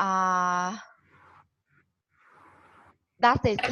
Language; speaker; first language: English; non-native, learner; Vietnamese